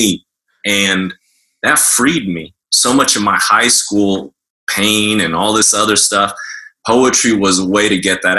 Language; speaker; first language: English; native; English